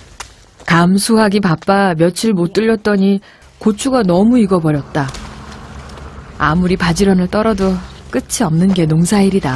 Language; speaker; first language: Korean; native; Korean